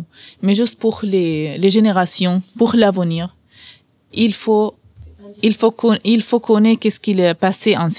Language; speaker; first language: French; non-native, learner; Arabic